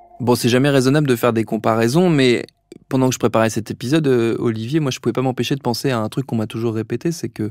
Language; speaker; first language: French; native; French